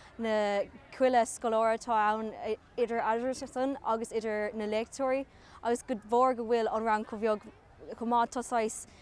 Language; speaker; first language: Irish; native; Irish